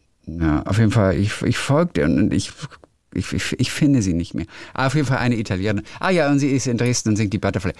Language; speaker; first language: German; native; German